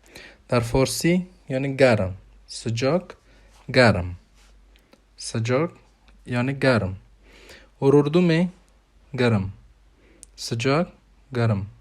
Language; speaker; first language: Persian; non-native, fluent; Urdu